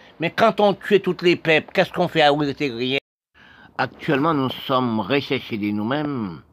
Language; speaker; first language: French; non-native, local second language; Haitian Creole